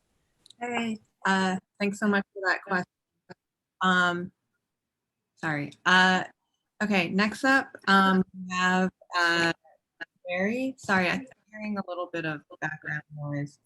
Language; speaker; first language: English; native; English